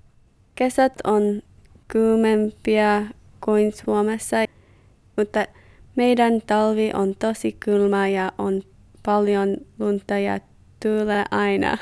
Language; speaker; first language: Finnish; non-native, learner; English